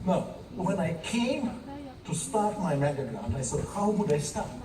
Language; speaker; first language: English; non-native, fluent; Russian